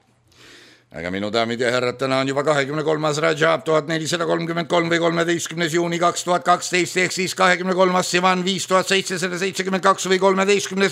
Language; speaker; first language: Estonian; native; Estonian